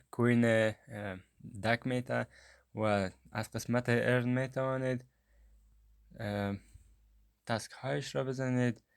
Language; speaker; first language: Persian; native; Persian